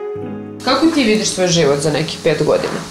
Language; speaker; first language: Serbian; native; Serbian